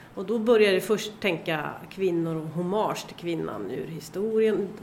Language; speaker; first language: Swedish; native; Swedish